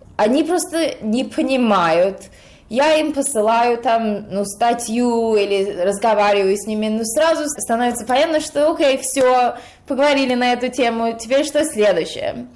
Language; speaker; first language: Russian; early bilingual, heritage; Russian